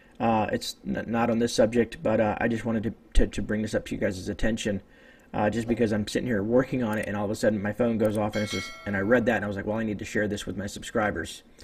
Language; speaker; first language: English; native; English